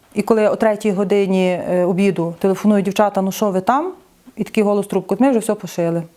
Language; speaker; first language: Ukrainian; native; Ukrainian